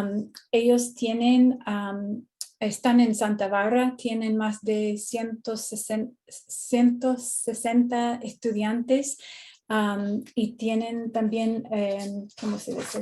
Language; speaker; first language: Spanish; non-native, fluent; English